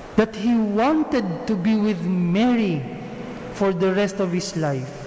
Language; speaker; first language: English; non-native, local second language; Filipino